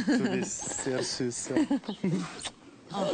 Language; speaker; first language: German; non-native, local second language; Italian